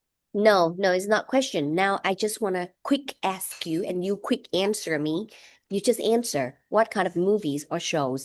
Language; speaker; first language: English; non-native, fluent; Vietnamese